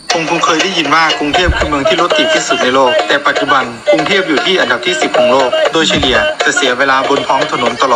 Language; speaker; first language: Thai; native; Thai